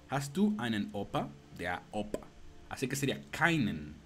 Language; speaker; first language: German; non-native, learner; Spanish